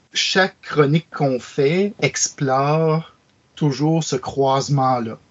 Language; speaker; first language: French; native; French